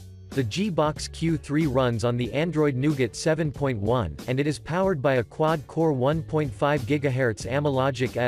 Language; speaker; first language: English; non-native, fluent; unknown